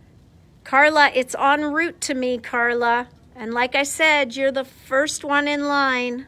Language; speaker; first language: English; native; English